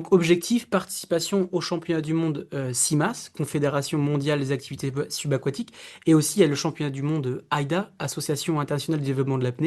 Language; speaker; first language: French; native; French